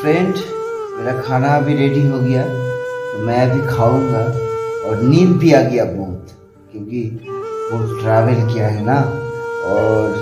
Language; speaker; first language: Hindi; non-native, local second language; Bangla